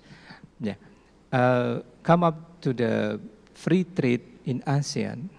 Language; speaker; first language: English; non-native, fluent; Indonesian